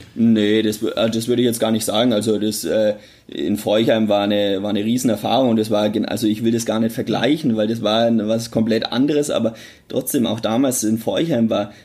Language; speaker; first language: German; native; German